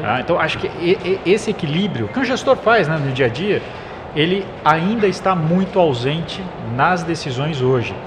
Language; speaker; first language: Portuguese; native; Portuguese